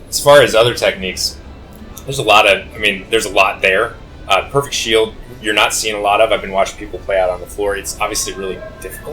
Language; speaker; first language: English; native; English